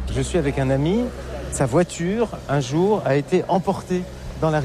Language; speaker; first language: French; native; French